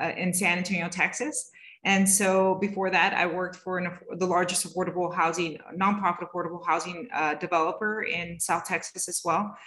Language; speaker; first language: English; native; English